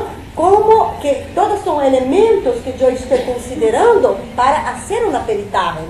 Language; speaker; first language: Spanish; non-native, fluent; Portuguese